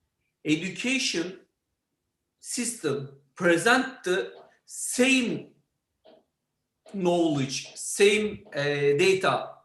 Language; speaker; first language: English; non-native, learner; Turkish